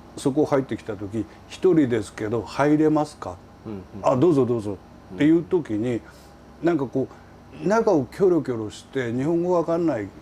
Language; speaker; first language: Japanese; native; Japanese